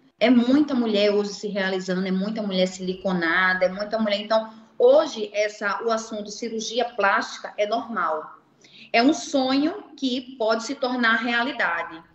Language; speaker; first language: Portuguese; native; Portuguese